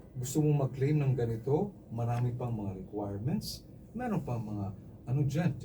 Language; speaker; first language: Filipino; non-native, local second language; Cebuano